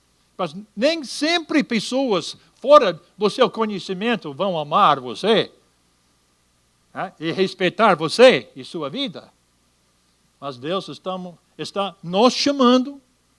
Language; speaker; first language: Portuguese; non-native, fluent; English